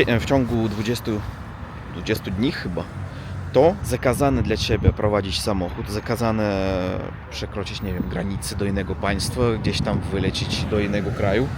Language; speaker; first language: Polish; non-native, learner; Russian